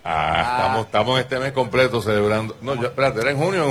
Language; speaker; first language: Spanish; native; Spanish